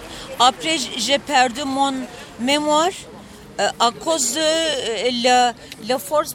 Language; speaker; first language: French; non-native, learner; Turkish